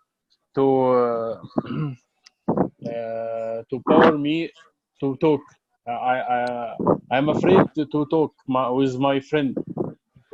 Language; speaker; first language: English; non-native, learner; Arabic